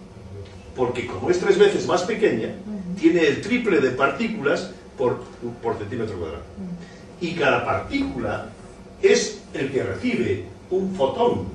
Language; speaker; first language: Spanish; native; Spanish